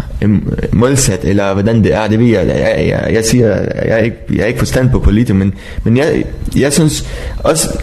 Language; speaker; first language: Danish; non-native, learner; Arabic